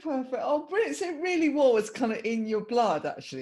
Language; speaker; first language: English; native; English